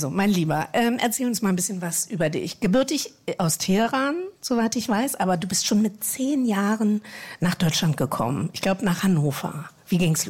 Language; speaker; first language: German; native; German